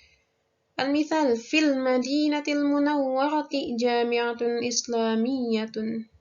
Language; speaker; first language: Arabic; non-native, fluent; Indonesian